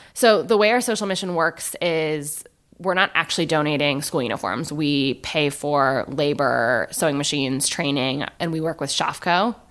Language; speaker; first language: English; native; English